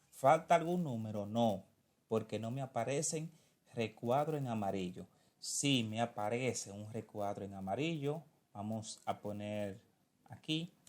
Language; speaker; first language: Spanish; native; Spanish